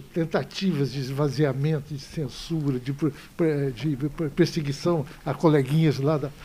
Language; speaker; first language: Portuguese; native; Portuguese